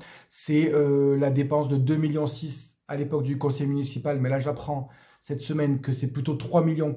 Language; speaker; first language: French; native; French